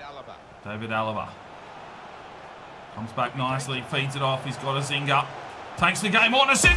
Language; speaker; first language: English; native; English